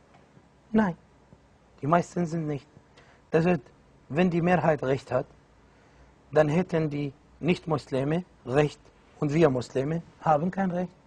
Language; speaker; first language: German; non-native, fluent; Arabic